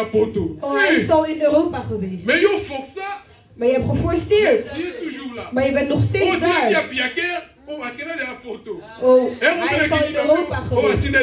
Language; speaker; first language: Dutch; non-native, learner; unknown